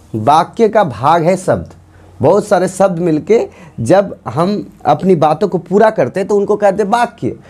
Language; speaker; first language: Hindi; non-native, local second language; Bangla